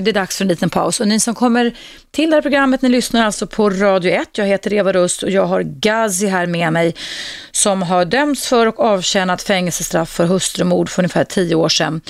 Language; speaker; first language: Swedish; native; Swedish